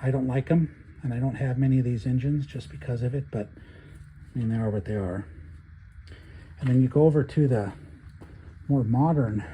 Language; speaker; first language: English; native; English